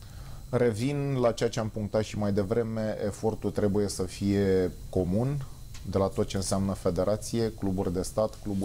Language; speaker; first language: Romanian; native; Romanian